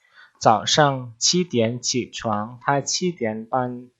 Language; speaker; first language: Chinese; non-native, fluent; Indonesian